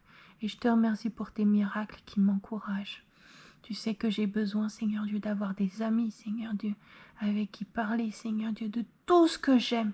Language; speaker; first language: French; native; French